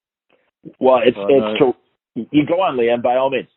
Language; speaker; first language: English; native; English